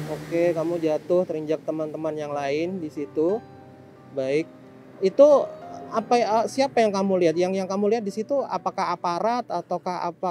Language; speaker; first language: Indonesian; native; Indonesian